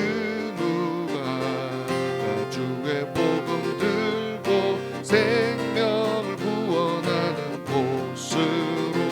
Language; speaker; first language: Korean; native; Korean